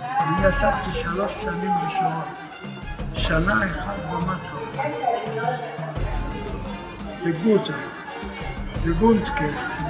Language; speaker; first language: Hebrew; non-native, fluent; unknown